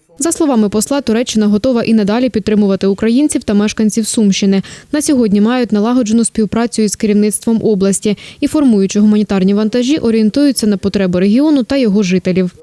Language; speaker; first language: Ukrainian; native; Ukrainian